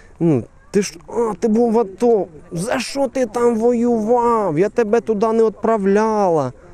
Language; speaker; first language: Ukrainian; native; Ukrainian